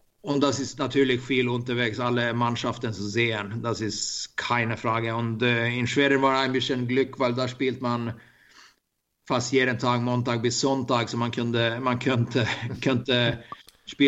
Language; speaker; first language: German; non-native, learner; Swedish